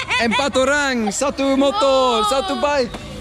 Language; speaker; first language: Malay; non-native, learner; English